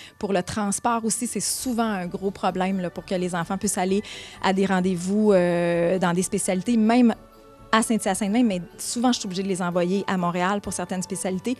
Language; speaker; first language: French; native; French